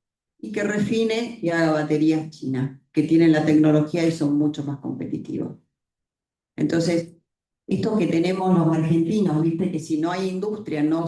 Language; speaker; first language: Spanish; native; Spanish